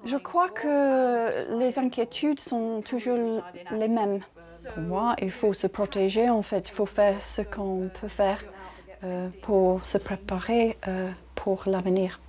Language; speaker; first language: French; non-native, fluent; English